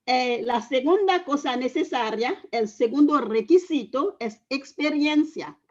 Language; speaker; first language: Spanish; non-native, fluent; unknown